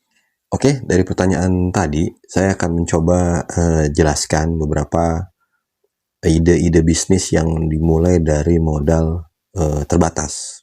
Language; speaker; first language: Indonesian; native; Indonesian